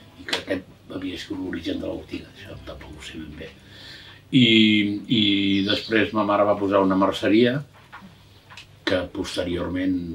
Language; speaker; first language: Catalan; native; Catalan